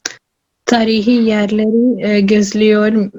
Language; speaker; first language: Turkish; non-native, learner; Urdu